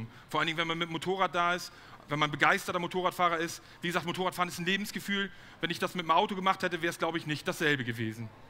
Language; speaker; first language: German; native; German